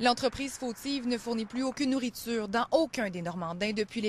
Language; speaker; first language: French; native; French